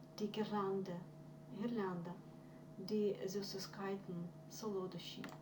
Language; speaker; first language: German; non-native, fluent; Ukrainian